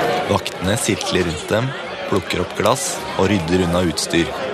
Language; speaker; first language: Norwegian; native; Norwegian